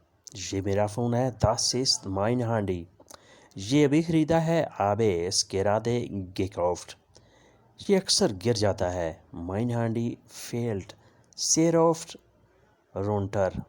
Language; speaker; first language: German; non-native, learner; Urdu